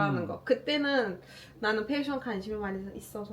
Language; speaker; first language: Korean; non-native, learner; Turkish